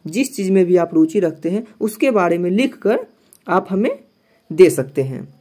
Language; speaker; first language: Hindi; native; Hindi